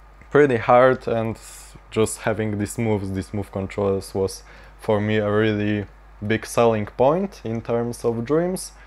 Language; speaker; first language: English; non-native, fluent; Polish